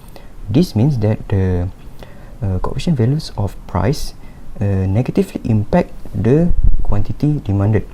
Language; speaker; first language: English; non-native, local second language; Malay